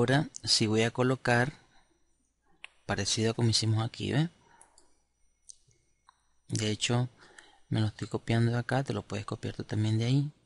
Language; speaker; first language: Spanish; native; Spanish